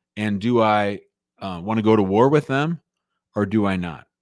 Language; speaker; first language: English; native; English